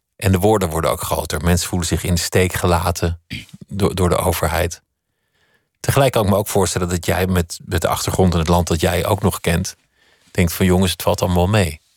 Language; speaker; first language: Dutch; native; Dutch